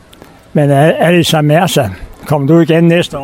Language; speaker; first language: Danish; native; Danish